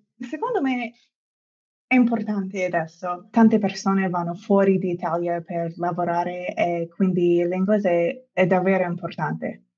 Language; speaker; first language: Italian; non-native, fluent; English